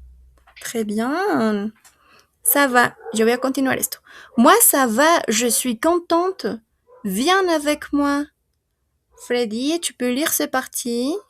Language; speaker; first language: French; non-native, fluent; Spanish